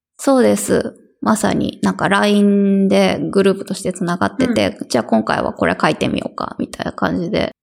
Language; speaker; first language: Japanese; native; Japanese